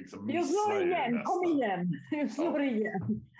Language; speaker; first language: Swedish; non-native, fluent; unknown